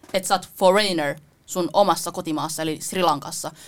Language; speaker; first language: Finnish; early bilingual, other home language; Vietnamese